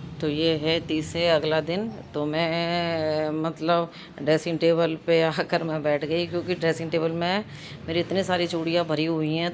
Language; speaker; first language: Hindi; native; Hindi